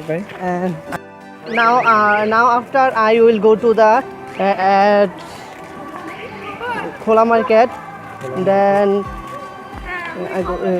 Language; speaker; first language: English; non-native, learner; Bangla